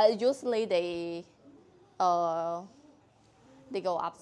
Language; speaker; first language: English; non-native, learner; Khmer